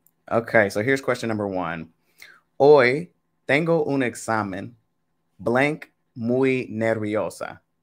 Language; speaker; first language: Spanish; non-native, fluent; English